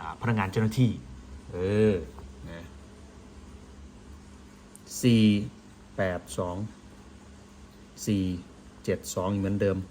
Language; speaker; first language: Thai; native; Thai